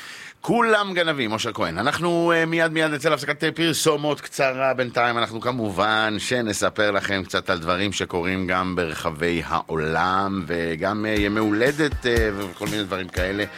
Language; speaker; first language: Hebrew; native; Hebrew